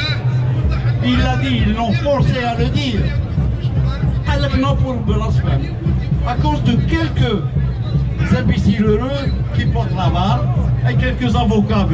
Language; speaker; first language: French; non-native, local second language; Arabic